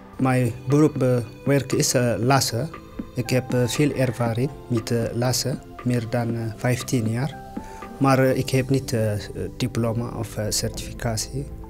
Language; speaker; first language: Dutch; non-native, learner; Tigrinya